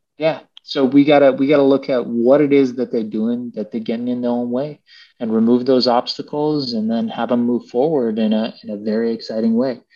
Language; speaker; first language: English; early bilingual, other home language; Persian